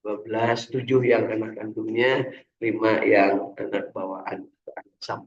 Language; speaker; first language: Indonesian; native; Indonesian